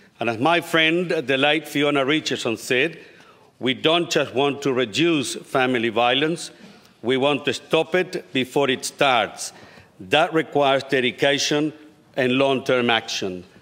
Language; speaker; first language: English; non-native, fluent; Spanish